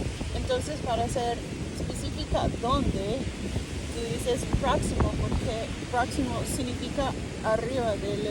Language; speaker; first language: Spanish; early bilingual, heritage; Spanish